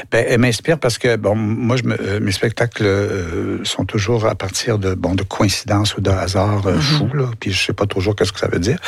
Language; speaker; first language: French; native; French